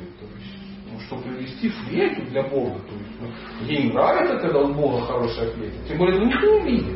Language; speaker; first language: Russian; native; Russian